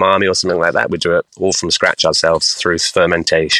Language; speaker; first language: English; native; English